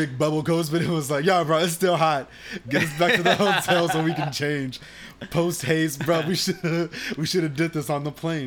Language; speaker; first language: English; native; English